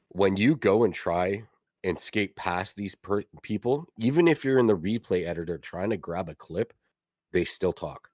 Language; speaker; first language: English; native; English